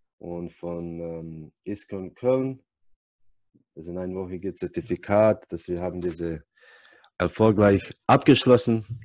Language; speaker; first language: German; non-native, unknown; Serbian